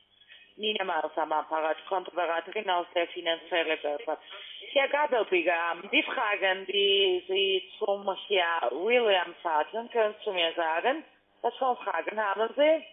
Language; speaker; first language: German; non-native, fluent; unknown